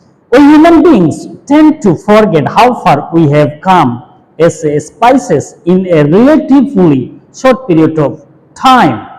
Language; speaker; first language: English; non-native, local second language; Bangla